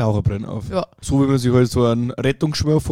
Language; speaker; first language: German; native; German